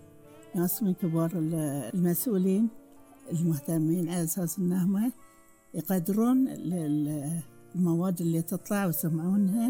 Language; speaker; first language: Arabic; native; Arabic